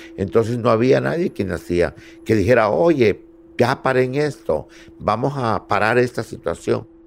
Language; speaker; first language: Spanish; native; Spanish